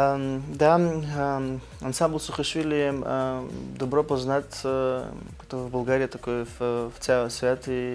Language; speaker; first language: Bulgarian; non-native, learner; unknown